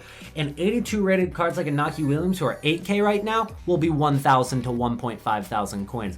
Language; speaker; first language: English; native; English